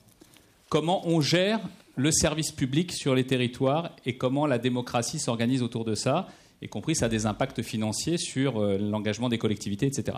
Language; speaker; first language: French; native; French